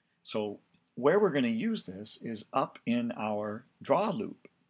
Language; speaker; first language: English; native; English